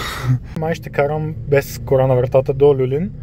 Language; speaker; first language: Bulgarian; native; Bulgarian